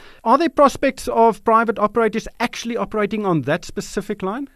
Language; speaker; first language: English; non-native, local second language; Afrikaans